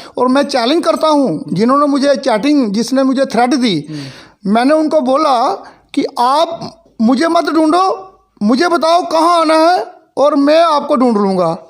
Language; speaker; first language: Hindi; non-native, local second language; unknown